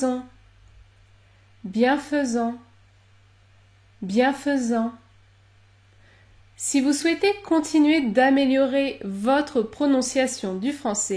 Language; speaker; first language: French; native; French